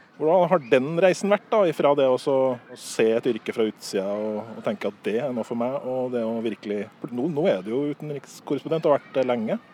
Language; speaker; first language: Norwegian; native; Norwegian